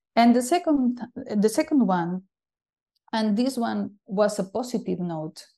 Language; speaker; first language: English; non-native, fluent; Galician